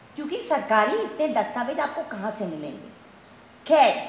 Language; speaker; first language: Hindi; non-native, local second language; Gujarati